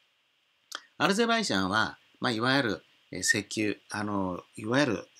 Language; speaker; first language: Japanese; native; Japanese